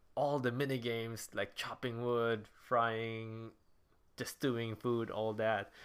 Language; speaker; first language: English; non-native, local second language; Cebuano